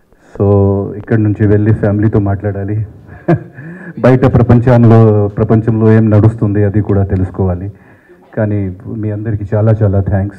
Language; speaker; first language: Telugu; non-native, fluent; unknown